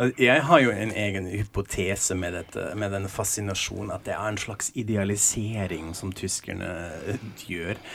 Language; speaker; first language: Norwegian; non-native, fluent; German